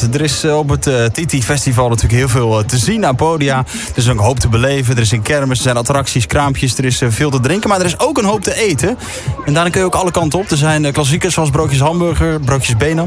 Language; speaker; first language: Dutch; native; Dutch